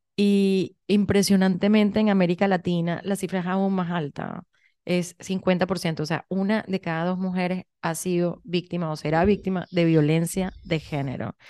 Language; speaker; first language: Spanish; native; Spanish